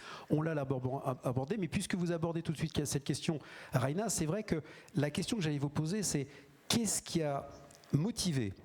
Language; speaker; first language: French; native; French